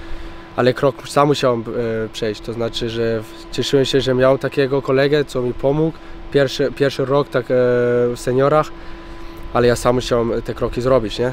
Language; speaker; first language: Polish; early bilingual, heritage; Polish